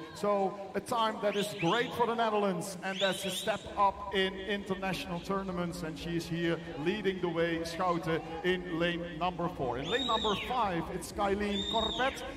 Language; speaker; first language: English; non-native, fluent; Dutch